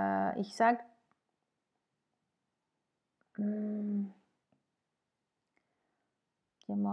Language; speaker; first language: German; non-native, fluent; French